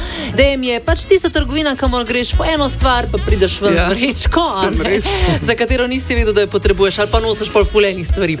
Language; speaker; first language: Slovenian; native; Slovenian